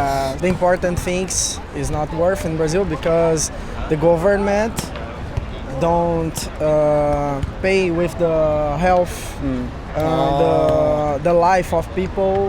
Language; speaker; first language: English; non-native, learner; Portuguese